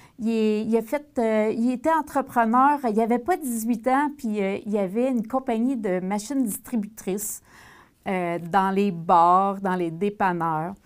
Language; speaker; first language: French; native; French